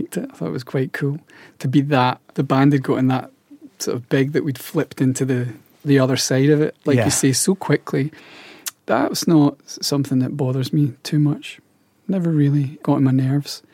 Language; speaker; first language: English; native; English